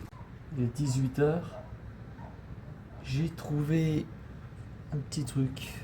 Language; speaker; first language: French; native; French